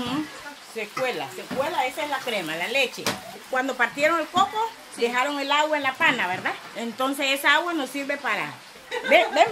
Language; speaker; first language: Spanish; native; Spanish